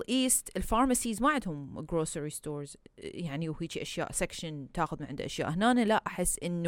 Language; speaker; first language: Arabic; early bilingual, heritage; Arabic